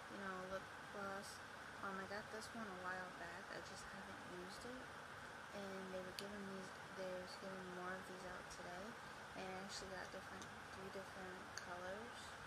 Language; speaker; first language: English; native; English